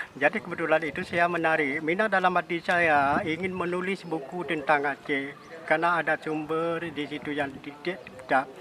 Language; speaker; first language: Malay; non-native, local second language; Achinese